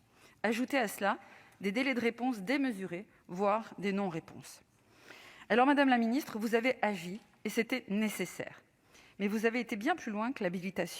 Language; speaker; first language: French; native; French